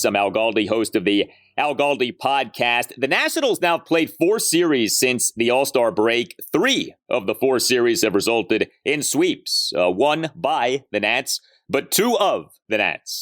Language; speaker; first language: English; native; English